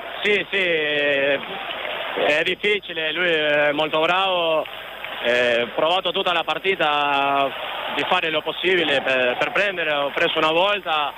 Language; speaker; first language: Italian; non-native, fluent; Spanish